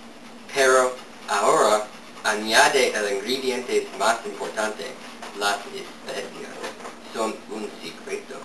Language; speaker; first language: Spanish; non-native, learner; English